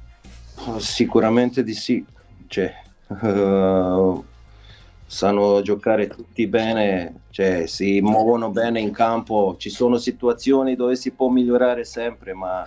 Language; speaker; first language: Italian; non-native, fluent; Serbian